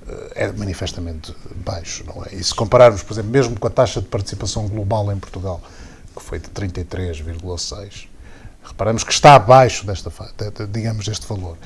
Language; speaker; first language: Portuguese; native; Portuguese